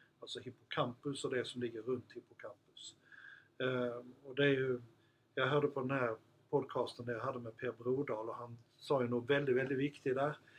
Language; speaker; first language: Swedish; native; Swedish